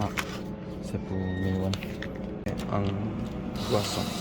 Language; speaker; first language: French; non-native, learner; Korean